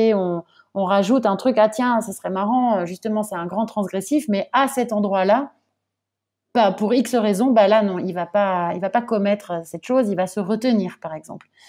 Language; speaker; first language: French; native; French